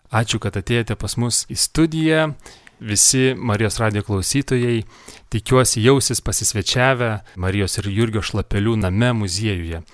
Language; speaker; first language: Lithuanian; native; Lithuanian